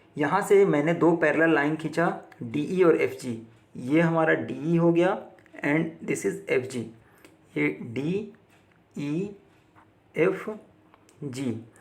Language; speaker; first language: Hindi; native; Hindi